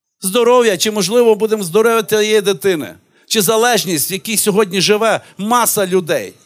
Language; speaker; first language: Ukrainian; native; Ukrainian